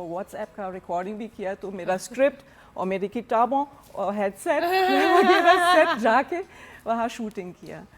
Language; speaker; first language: Hindi; non-native, learner; German